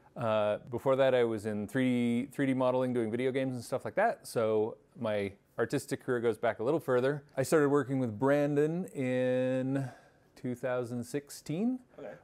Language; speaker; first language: English; native; English